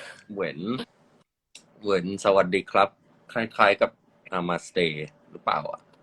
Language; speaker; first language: Thai; non-native, learner; English